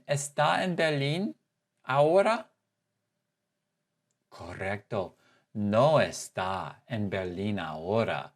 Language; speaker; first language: Spanish; non-native, fluent; English